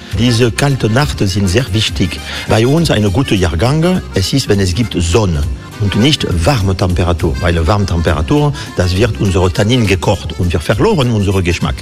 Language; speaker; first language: German; non-native, fluent; French